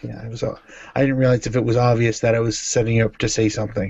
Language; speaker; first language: English; native; English